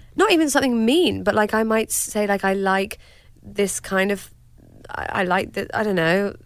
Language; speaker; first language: English; native; English